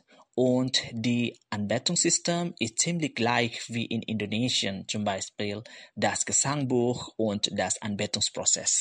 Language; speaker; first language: German; non-native, fluent; Indonesian